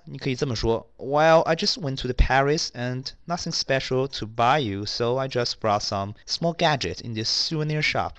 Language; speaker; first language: English; non-native, fluent; Chinese